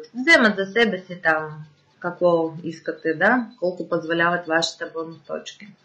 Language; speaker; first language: Bulgarian; non-native, fluent; Russian